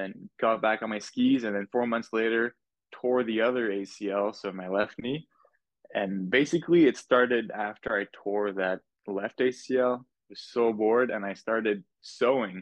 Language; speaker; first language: English; native; English